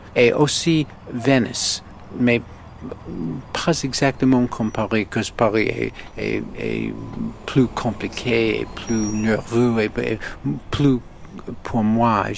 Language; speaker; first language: French; non-native, learner; English